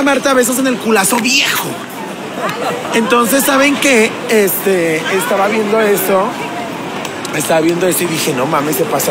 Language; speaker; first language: Spanish; native; Spanish